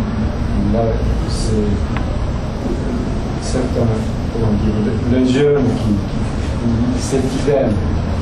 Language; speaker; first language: French; non-native, fluent; Japanese